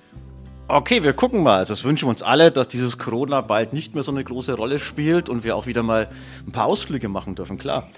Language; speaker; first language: German; native; German